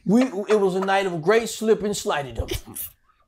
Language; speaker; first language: English; native; English